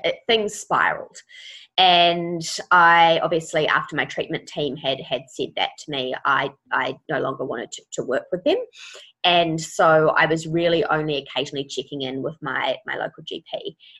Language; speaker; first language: English; native; English